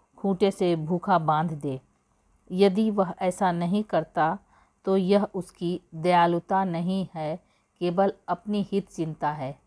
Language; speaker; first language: Hindi; native; Hindi